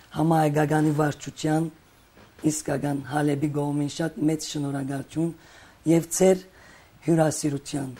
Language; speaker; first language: Armenian; early bilingual, heritage; Armenian